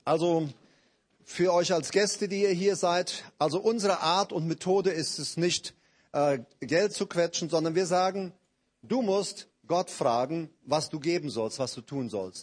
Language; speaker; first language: German; native; German